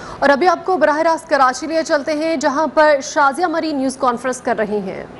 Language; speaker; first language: Urdu; native; Urdu